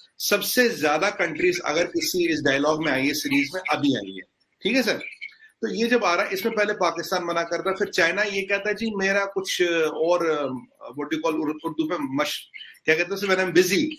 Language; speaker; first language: Hindi; native; Hindi